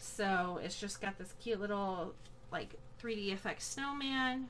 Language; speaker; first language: English; native; English